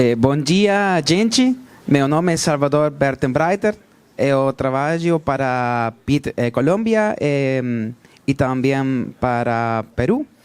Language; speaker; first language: Portuguese; non-native, learner; Spanish